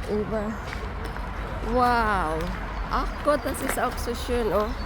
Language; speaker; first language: German; non-native, learner; Filipino